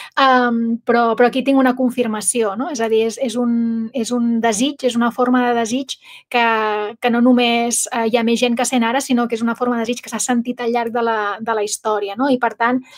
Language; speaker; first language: Catalan; non-native, local second language; Spanish